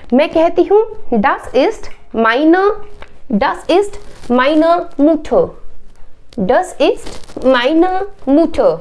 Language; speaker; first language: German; non-native, fluent; Hindi